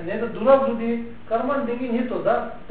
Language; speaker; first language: Russian; non-native, learner; Tibetan